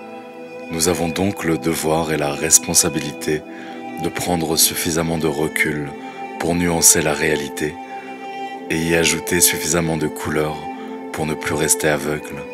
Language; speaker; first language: French; native; French